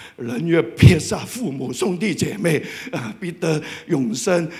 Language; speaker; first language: Chinese; non-native, fluent; Cantonese